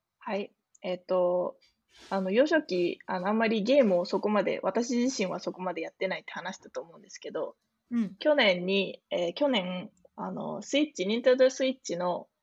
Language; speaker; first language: Japanese; native; Japanese